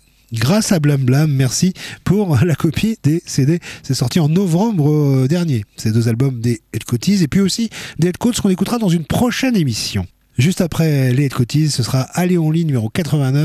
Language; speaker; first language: French; native; French